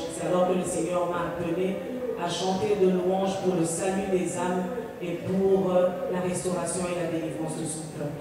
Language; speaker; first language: French; non-native, local second language; Lingala